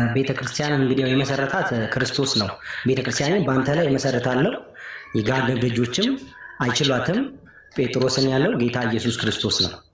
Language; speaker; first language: Amharic; non-native, local second language; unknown